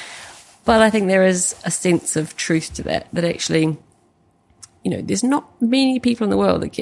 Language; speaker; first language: English; native; English